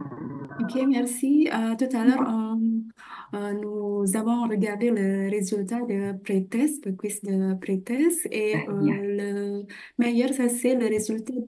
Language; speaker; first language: French; non-native, fluent; Indonesian